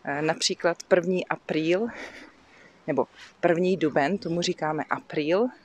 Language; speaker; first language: Czech; native; Czech